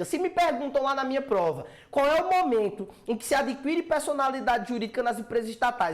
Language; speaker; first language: Portuguese; native; Portuguese